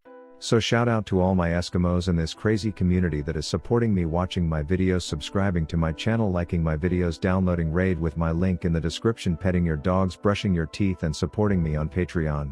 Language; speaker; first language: English; native; English